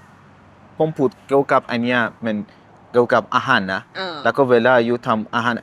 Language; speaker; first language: Thai; non-native, learner; Persian